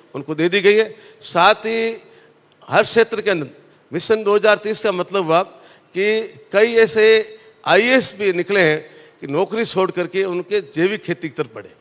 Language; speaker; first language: Hindi; native; Hindi